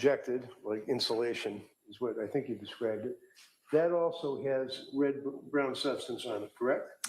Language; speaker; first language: English; native; English